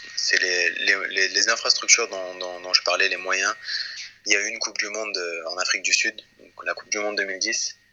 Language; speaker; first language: French; early bilingual, other home language; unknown